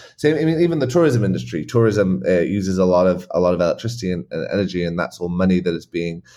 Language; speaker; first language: English; native; English